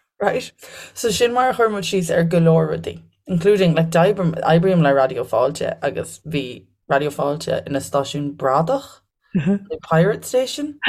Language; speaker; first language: Irish; native; Irish